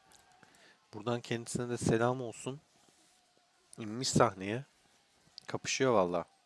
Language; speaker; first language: Turkish; native; Turkish